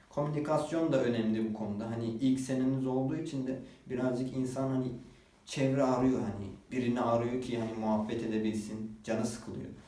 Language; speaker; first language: Turkish; native; Turkish